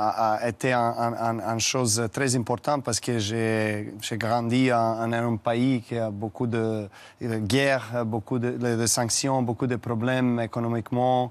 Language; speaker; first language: French; non-native, learner; Serbian